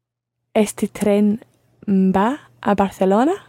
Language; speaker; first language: Spanish; non-native, learner; English